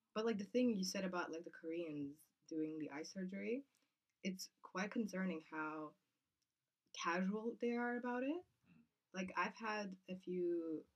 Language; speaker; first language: English; non-native, fluent; Kazakh